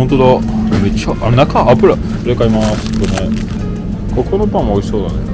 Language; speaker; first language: Japanese; non-native, learner; French